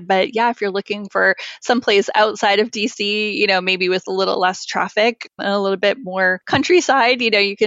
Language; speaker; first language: English; native; English